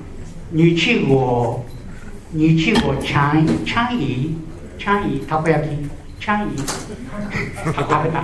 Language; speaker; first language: Chinese; non-native, learner; Japanese